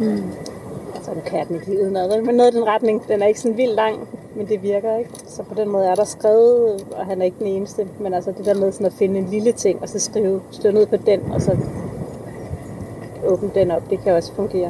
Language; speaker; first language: Danish; native; Danish